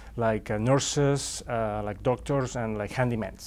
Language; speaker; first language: English; non-native, fluent; Spanish